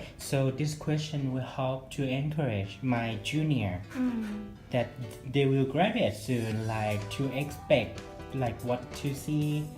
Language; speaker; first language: English; non-native, fluent; Thai